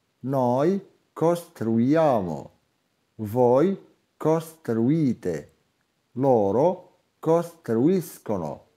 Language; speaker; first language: Italian; non-native, fluent; Arabic